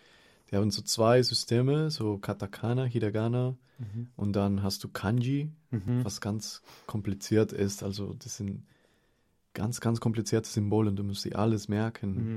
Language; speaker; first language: German; non-native, fluent; Spanish